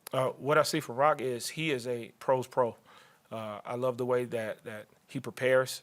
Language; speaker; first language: English; native; English